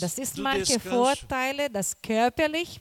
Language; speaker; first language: German; non-native, learner; Portuguese